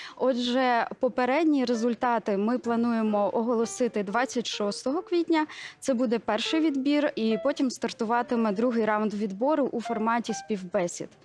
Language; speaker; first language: Ukrainian; native; Ukrainian